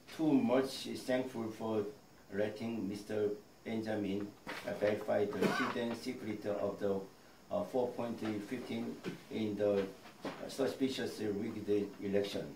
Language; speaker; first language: English; non-native, learner; Korean